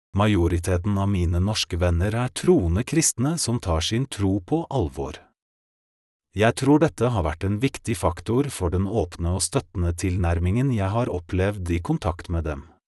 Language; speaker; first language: Norwegian; non-native, fluent; Polish